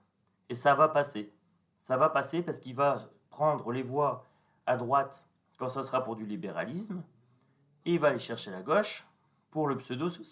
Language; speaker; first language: French; native; French